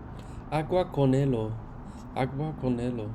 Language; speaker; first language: Spanish; non-native, learner; English